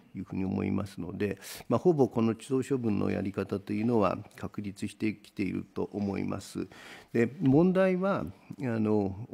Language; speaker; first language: Japanese; native; Japanese